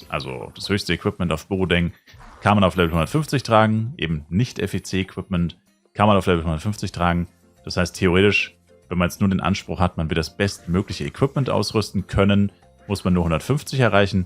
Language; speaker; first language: German; native; German